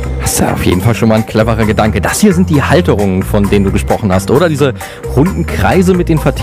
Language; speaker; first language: German; native; German